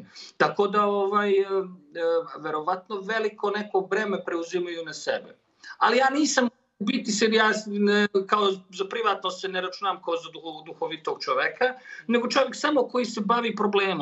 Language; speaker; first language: Serbian; native; Serbian